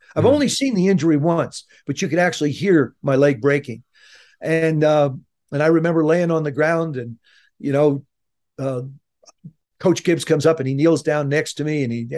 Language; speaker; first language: English; native; English